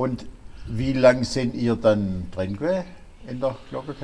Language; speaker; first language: German; native; German